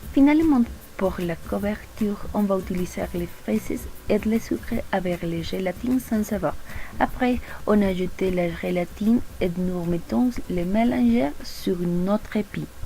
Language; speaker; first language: French; non-native, learner; Spanish